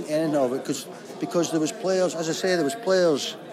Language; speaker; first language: English; native; English